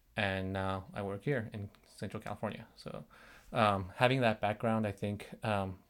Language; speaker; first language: English; non-native, fluent; Korean